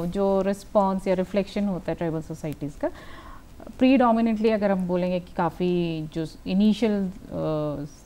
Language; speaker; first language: Hindi; native; Hindi